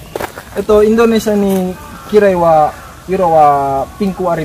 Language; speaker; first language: Japanese; non-native, learner; Indonesian